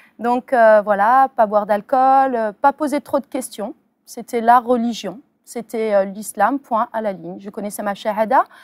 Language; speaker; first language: French; early bilingual, other home language; Arabic